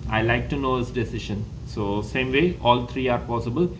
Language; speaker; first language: English; non-native, local second language; Tamil